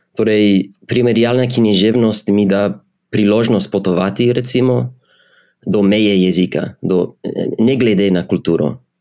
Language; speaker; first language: Slovenian; non-native, fluent; English